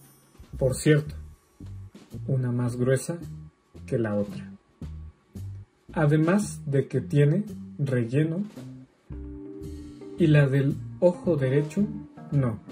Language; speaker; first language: Spanish; native; Spanish